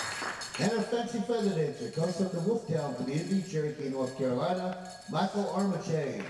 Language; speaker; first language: English; native; English